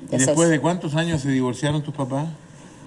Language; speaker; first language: Spanish; native; Spanish